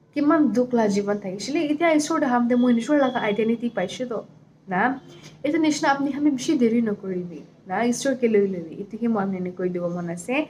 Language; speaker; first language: Assamese; non-native, local second language; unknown